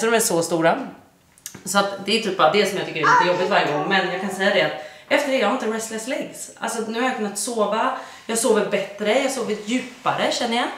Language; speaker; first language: Swedish; native; Swedish